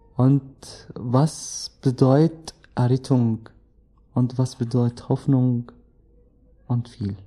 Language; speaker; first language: German; non-native, learner; Arabic